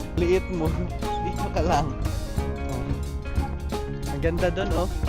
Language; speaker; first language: Filipino; non-native, local second language; Cebuano